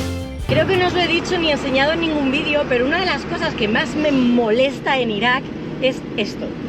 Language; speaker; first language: Spanish; native; Spanish